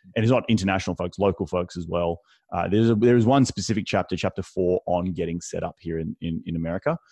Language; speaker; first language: English; native; English